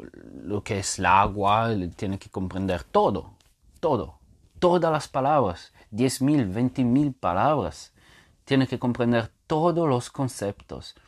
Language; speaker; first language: Spanish; non-native, fluent; Portuguese